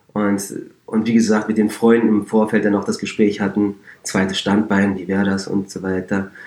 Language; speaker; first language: German; early bilingual, other home language; Turkish